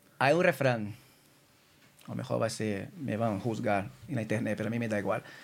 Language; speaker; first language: Spanish; non-native, fluent; Portuguese